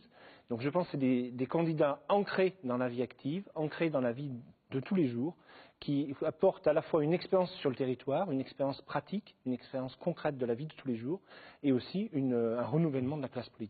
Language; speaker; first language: French; native; French